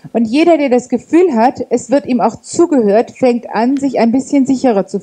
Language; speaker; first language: German; native; German